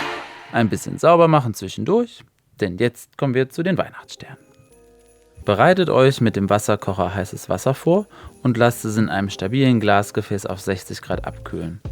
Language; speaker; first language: German; native; German